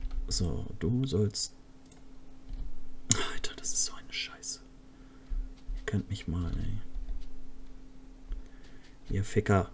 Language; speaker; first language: German; native; German